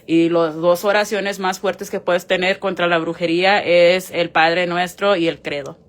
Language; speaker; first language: Spanish; early bilingual, heritage; Spanish